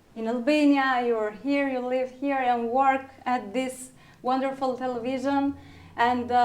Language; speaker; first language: English; non-native, learner; Albanian